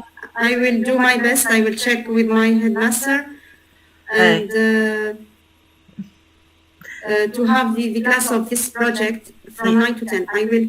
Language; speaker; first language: English; non-native, learner; Arabic